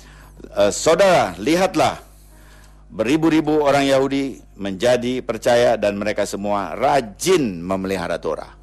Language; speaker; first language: Indonesian; native; Indonesian